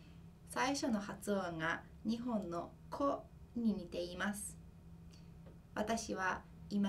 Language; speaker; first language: Japanese; non-native, fluent; English